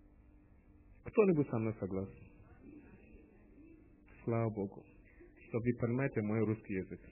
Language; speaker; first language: Russian; non-native, learner; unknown